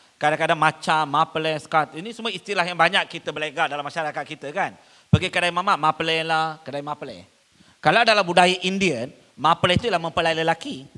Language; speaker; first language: Malay; non-native, local second language; Tamil